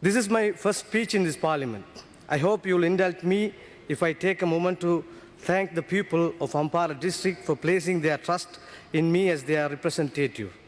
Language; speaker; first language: English; non-native, local second language; Tamil